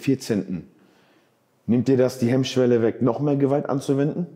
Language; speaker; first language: German; native; German